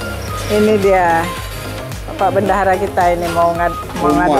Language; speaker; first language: Indonesian; native; Indonesian